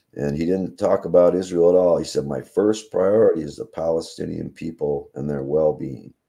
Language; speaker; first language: English; native; English